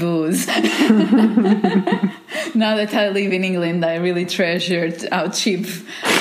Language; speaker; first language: English; non-native, fluent; Portuguese